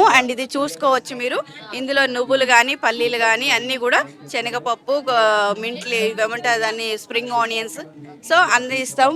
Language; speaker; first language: Telugu; native; Telugu